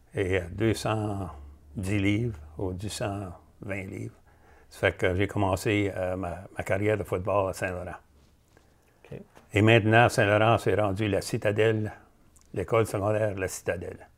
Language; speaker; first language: French; native; French